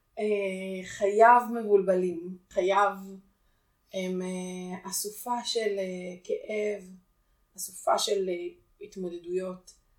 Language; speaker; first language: Hebrew; native; Hebrew